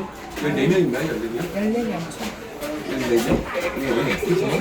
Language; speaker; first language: Korean; native; Korean